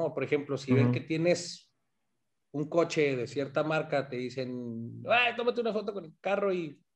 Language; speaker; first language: Spanish; native; Spanish